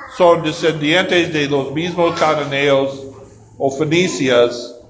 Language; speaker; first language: Spanish; non-native, learner; English